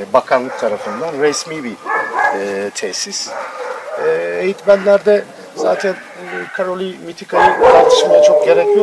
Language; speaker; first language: Turkish; native; Turkish